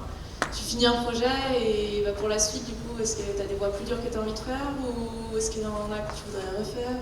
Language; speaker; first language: French; native; French